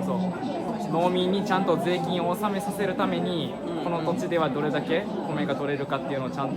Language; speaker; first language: Japanese; native; Japanese